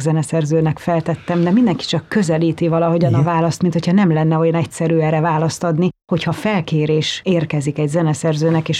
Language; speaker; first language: Hungarian; native; Hungarian